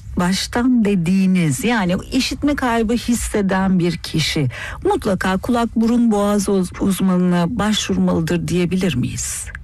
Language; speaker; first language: Turkish; native; Turkish